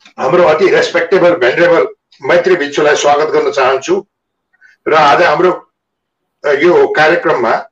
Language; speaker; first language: Nepali; native; Nepali